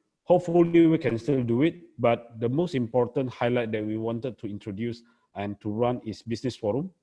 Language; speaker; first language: English; non-native, fluent; Indonesian